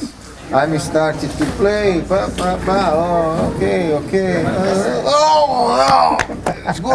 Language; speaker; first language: English; non-native, learner; Portuguese